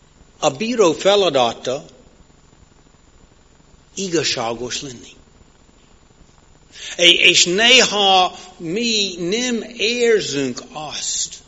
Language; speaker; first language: Hungarian; non-native, fluent; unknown